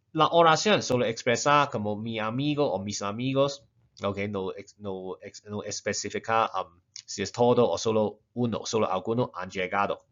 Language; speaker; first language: Spanish; non-native, fluent; Chinese